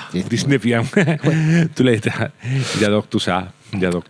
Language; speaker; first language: French; non-native, learner; Spanish